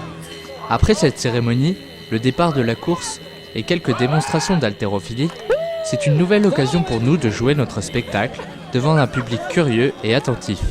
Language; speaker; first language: French; native; French